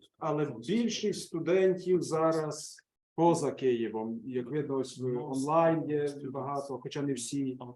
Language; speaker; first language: Ukrainian; native; Ukrainian